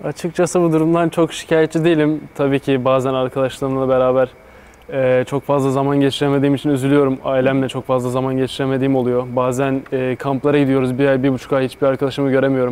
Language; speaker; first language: Turkish; native; Turkish